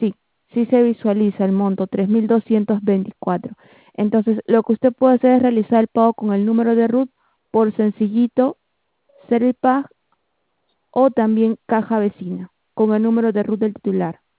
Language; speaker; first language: Spanish; native; Spanish